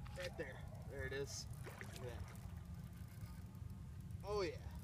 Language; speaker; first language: English; native; English